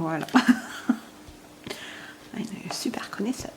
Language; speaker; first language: French; native; French